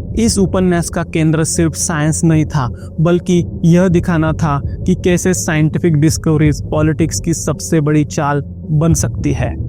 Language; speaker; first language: Hindi; non-native, local second language; Marathi